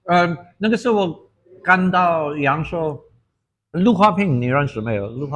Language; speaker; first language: Chinese; non-native, fluent; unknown